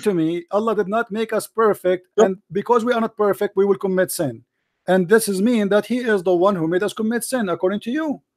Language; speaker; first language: English; non-native, fluent; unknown